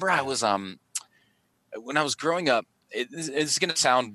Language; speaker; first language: English; native; English